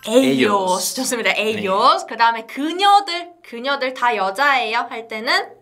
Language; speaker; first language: Korean; native; Korean